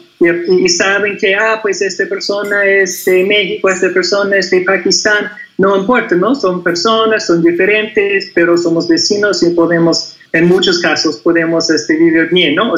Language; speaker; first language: Spanish; non-native, fluent; English